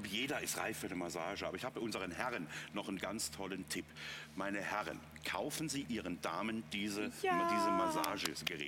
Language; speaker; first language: German; native; German